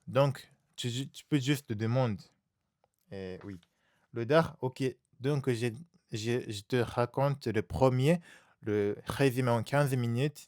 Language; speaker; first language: French; non-native, learner; Japanese